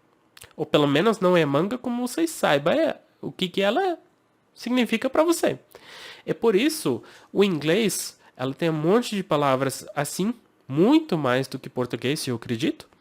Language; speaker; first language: Portuguese; non-native, fluent; English